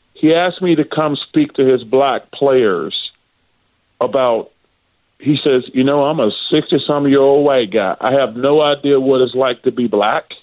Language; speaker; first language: English; native; English